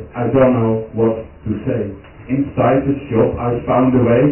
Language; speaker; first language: English; non-native, fluent; Dutch